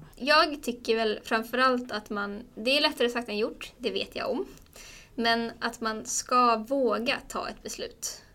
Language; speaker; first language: Swedish; native; Swedish